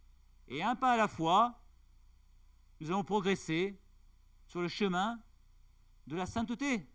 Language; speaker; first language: French; native; French